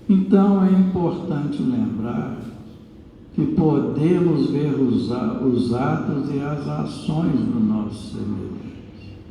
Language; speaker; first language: Portuguese; native; Portuguese